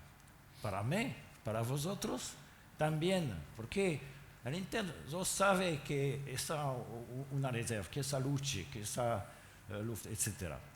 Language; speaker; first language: Spanish; non-native, learner; French